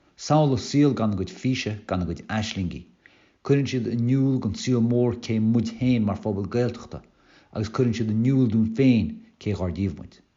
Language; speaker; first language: Irish; native; Irish